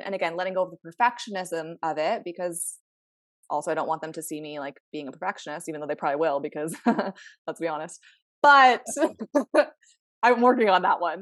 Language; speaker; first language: English; native; English